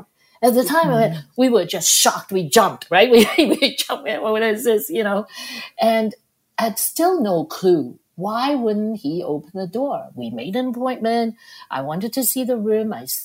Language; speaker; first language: English; non-native, local second language; Cantonese